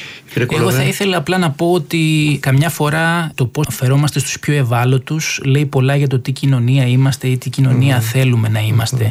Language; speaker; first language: Greek; native; Greek